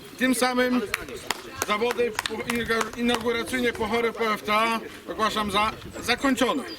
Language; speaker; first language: Polish; native; Polish